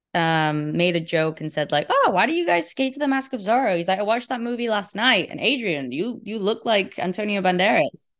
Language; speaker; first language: English; native; English